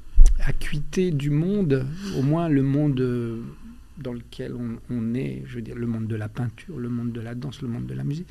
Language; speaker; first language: French; early bilingual, other home language; Albanian